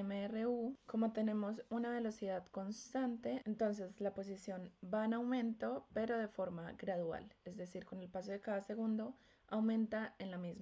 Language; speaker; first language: Spanish; native; Spanish